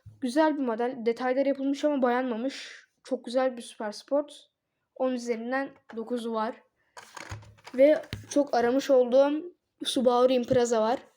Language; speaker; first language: Turkish; native; Turkish